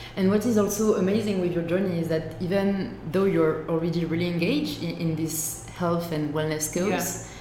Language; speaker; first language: English; non-native, fluent; French